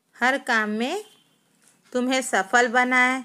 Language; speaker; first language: Hindi; non-native, local second language; Telugu